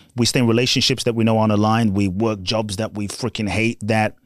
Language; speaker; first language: English; native; English